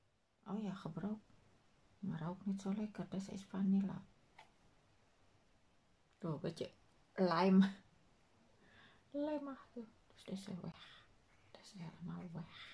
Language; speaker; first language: Dutch; non-native, learner; Indonesian